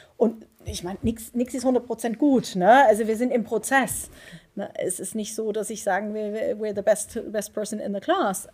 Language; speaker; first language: German; non-native, fluent; Dutch